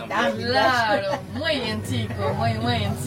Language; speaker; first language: Spanish; non-native, learner; French